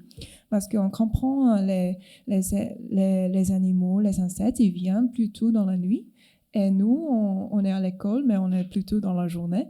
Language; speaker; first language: French; non-native, fluent; Cantonese